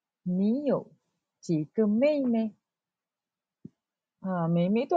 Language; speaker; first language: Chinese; non-native, local second language; Malay